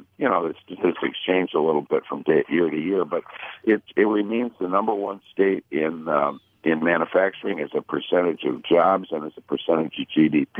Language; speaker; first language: English; native; English